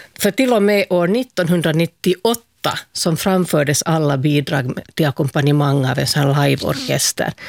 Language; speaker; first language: Swedish; native; Swedish